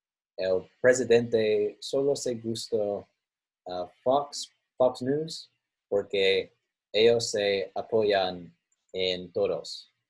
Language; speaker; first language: Spanish; non-native, learner; English